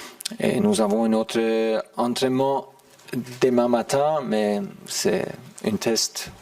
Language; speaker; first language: French; non-native, fluent; German